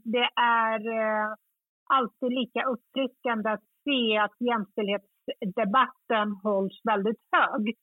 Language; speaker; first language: Swedish; early bilingual, other home language; Kurdish